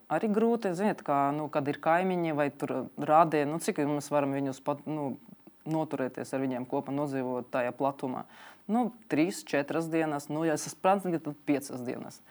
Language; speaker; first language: Latvian; non-native, local second language; Russian